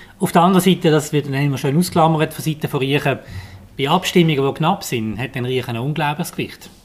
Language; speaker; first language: German; native; German